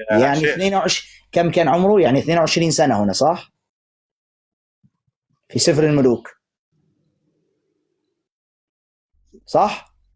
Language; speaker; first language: Arabic; native; Arabic